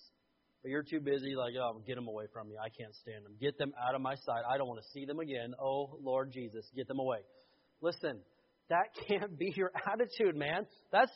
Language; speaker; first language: English; native; English